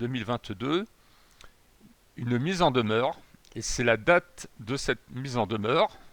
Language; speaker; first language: French; native; French